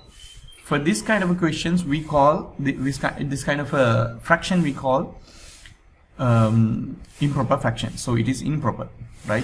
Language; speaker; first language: English; non-native, local second language; Sinhala